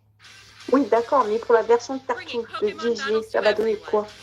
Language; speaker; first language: French; native; French